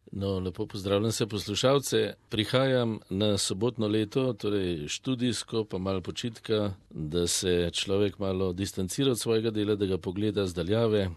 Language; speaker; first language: Slovenian; native; Slovenian